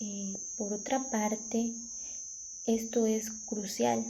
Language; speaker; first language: Spanish; native; Spanish